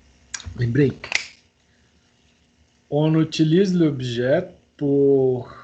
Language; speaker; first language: French; non-native, learner; Portuguese